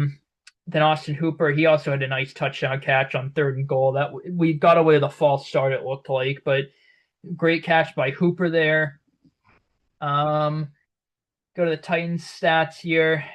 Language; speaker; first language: English; native; English